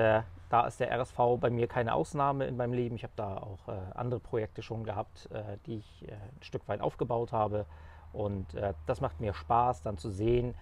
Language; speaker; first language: German; native; German